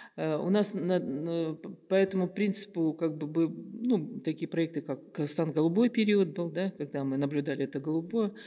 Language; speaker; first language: Russian; native; Russian